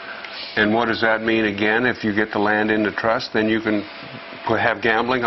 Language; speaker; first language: English; native; English